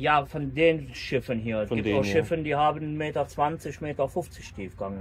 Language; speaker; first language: German; native; German